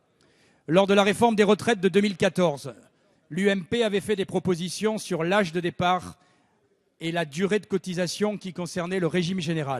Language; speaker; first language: French; native; French